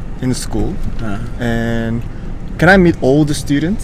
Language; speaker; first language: English; non-native, learner; Korean